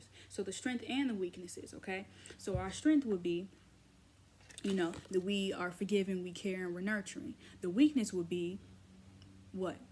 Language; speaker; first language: English; native; English